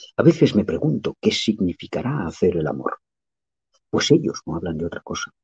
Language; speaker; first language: Spanish; non-native, local second language; Catalan